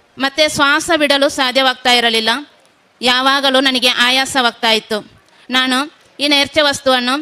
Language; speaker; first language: Kannada; non-native, local second language; Konkani